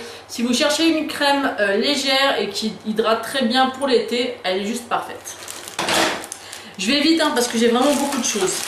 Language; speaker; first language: French; native; French